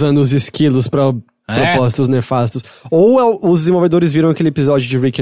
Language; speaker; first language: Portuguese; native; Portuguese